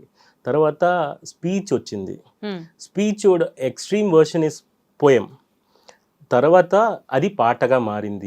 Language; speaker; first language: Telugu; non-native, learner; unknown